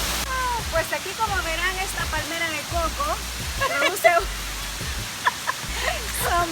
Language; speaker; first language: Spanish; native; Spanish